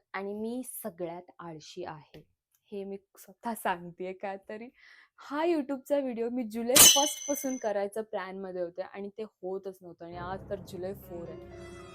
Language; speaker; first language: Marathi; non-native, local second language; Kannada